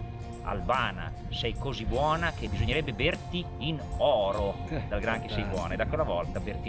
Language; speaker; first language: Italian; native; Italian